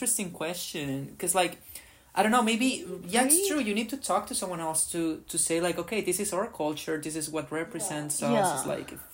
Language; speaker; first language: English; non-native, fluent; Spanish